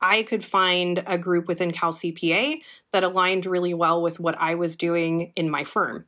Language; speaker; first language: English; native; English